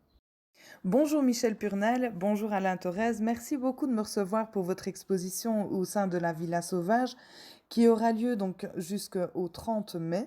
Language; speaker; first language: French; native; French